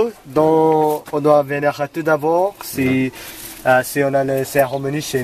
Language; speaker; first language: French; non-native, learner; Nepali